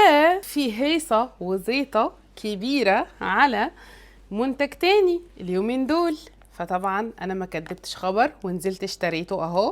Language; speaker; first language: Arabic; native; Arabic